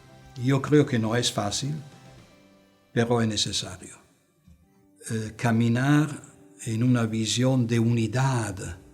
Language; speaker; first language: Spanish; non-native, fluent; Italian